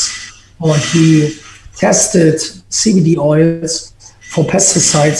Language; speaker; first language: English; non-native, fluent; German